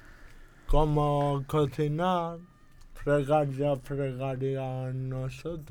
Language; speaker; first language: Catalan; non-native, local second language; Spanish